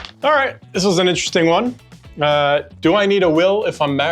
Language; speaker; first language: English; native; English